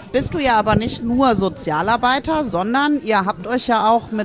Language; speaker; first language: German; native; German